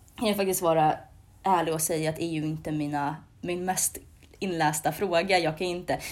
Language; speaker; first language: Swedish; early bilingual, other home language; Hungarian